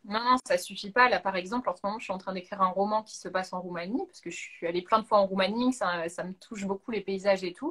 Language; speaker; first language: French; native; French